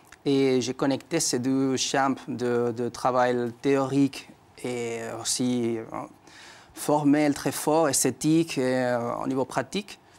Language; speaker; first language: French; non-native, fluent; Spanish